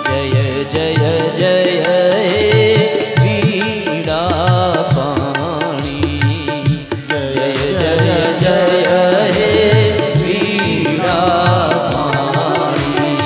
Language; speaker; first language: Hindi; native; Hindi